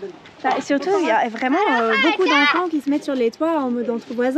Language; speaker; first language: French; native; French